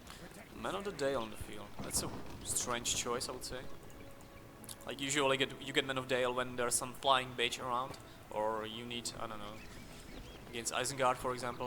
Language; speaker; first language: English; non-native, fluent; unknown